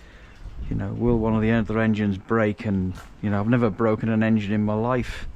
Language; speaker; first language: English; native; English